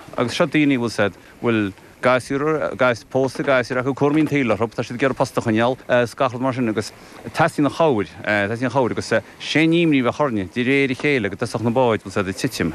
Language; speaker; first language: Irish; native; Irish